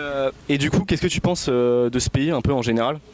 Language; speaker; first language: French; native; French